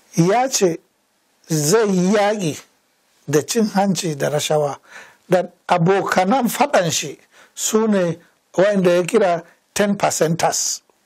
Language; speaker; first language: Hausa; non-native, local second language; Fula